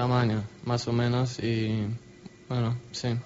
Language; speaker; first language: Spanish; non-native, learner; Swedish